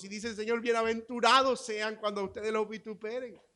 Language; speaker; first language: Spanish; native; Spanish